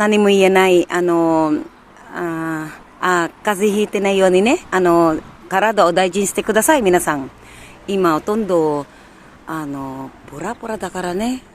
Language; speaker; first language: Japanese; non-native, learner; Filipino